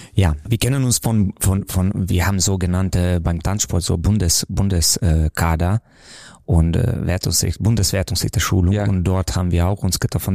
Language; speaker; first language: German; non-native, fluent; Romanian